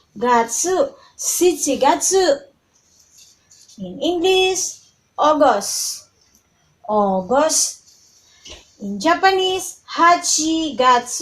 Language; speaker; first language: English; non-native, local second language; Filipino